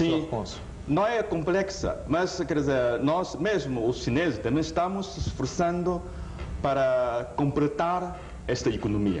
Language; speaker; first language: Portuguese; non-native, fluent; Chinese